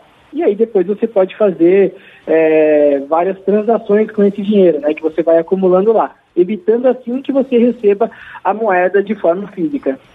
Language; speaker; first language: Portuguese; native; Portuguese